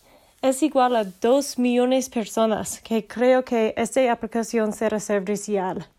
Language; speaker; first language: Spanish; non-native, learner; English